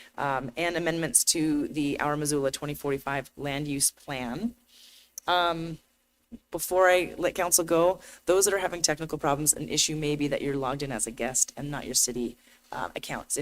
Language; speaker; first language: English; native; English